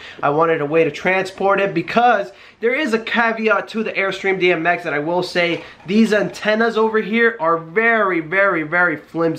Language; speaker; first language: English; native; English